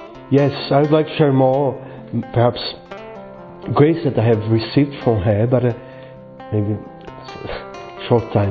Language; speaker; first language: English; non-native, fluent; Portuguese